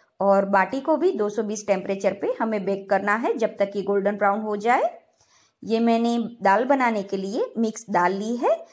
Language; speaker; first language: Hindi; non-native, local second language; Gujarati